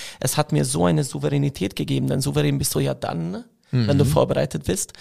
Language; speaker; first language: German; non-native, fluent; Hungarian